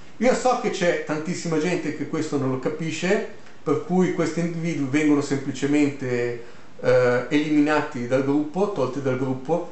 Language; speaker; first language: Italian; native; Italian